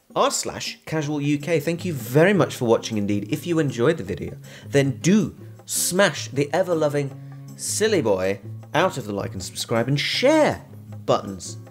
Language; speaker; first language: English; native; English